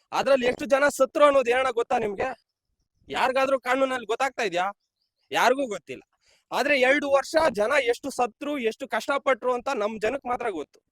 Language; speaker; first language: Kannada; native; Kannada